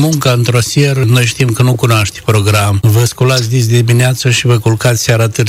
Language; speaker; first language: Romanian; native; Romanian